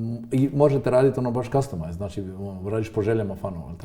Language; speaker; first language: Croatian; native; Croatian